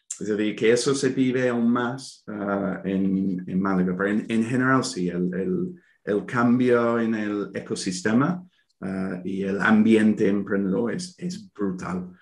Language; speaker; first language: Spanish; non-native, fluent; English